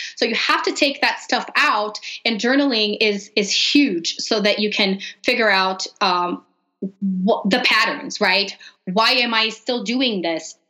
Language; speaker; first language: English; non-native, fluent; Portuguese